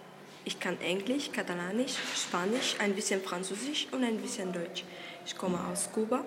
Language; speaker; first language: German; non-native, learner; Spanish